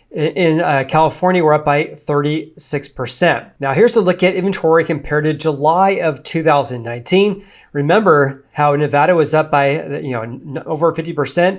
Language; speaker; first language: English; native; English